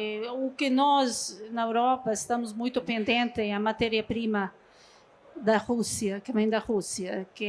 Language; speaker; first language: Portuguese; non-native, fluent; Norwegian